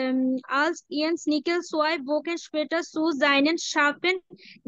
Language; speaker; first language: German; non-native, learner; Bangla